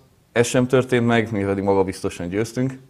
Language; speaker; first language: Hungarian; native; Hungarian